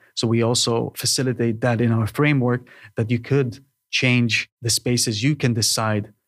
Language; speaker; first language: English; non-native, fluent; Hebrew